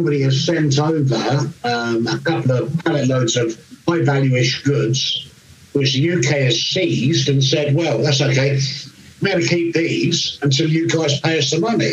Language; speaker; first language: English; native; English